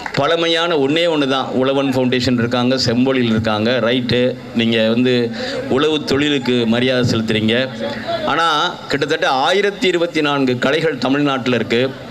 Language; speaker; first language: Tamil; native; Tamil